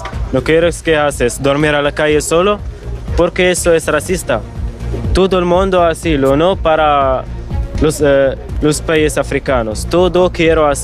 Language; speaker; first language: Spanish; non-native, learner; Arabic